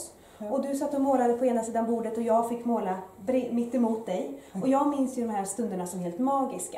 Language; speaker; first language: Swedish; early bilingual, other home language; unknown